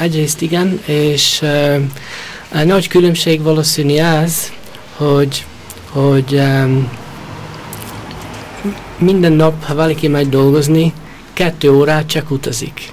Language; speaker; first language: Hungarian; early bilingual, heritage; Hungarian